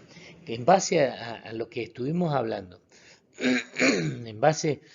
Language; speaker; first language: Spanish; native; Spanish